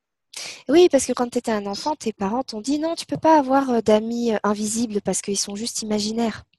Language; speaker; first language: French; native; French